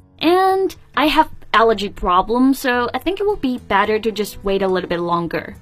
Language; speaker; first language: English; non-native, fluent; Chinese